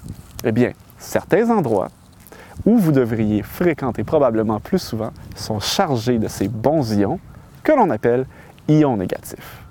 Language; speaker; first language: French; native; French